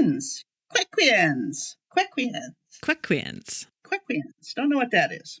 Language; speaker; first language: English; native; English